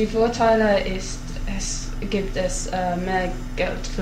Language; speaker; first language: German; non-native, learner; English